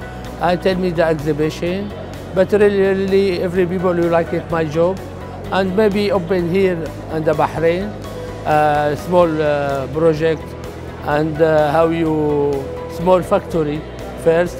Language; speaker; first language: English; non-native, learner; Arabic